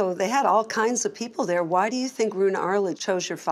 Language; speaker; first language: English; native; English